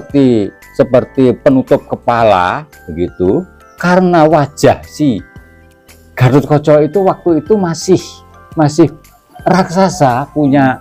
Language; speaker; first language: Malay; non-native, local second language; Javanese